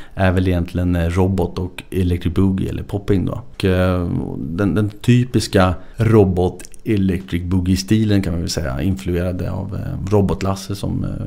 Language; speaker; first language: Swedish; native; Swedish